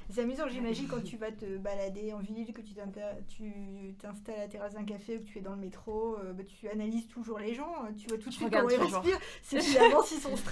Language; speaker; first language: French; native; French